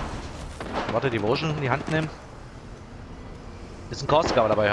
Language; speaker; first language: German; native; German